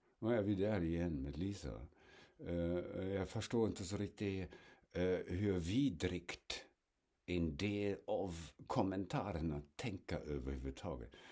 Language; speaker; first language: Swedish; non-native, fluent; German